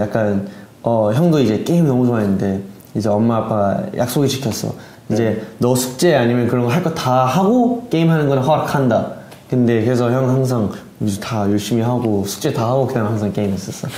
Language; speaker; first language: Korean; early bilingual, heritage; Korean